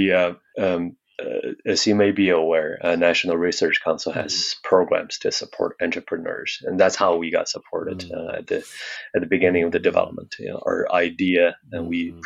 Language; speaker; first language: English; non-native, fluent; Chinese